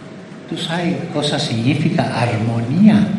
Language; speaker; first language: Italian; early bilingual, heritage; Spanish